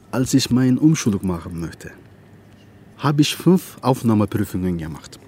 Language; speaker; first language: German; non-native, fluent; Turkish